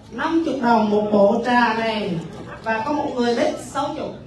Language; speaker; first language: Vietnamese; native; Vietnamese